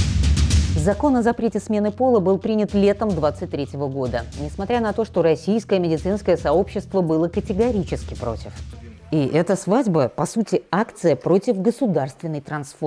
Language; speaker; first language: Russian; native; Russian